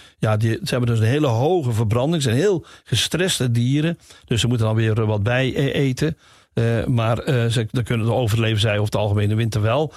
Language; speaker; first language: Dutch; native; Dutch